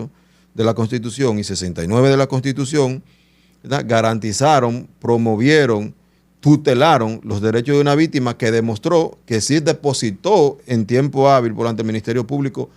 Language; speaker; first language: Spanish; native; Spanish